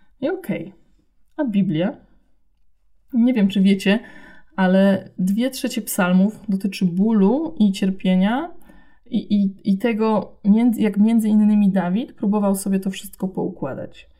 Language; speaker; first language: Polish; native; Polish